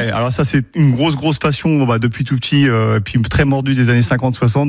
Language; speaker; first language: French; native; French